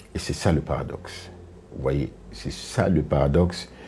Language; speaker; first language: French; non-native, local second language; Sango